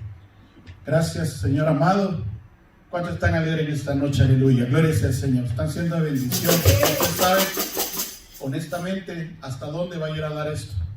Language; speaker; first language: Spanish; native; Spanish